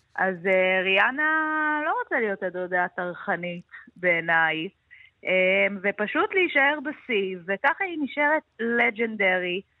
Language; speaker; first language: Hebrew; native; Hebrew